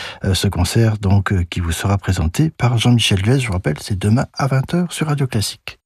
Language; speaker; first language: French; native; French